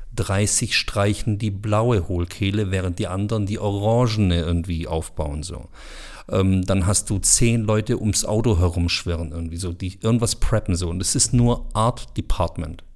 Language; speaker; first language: German; early bilingual, other home language; Bosnian